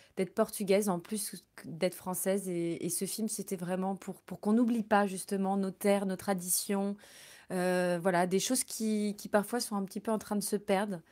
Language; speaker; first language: French; native; French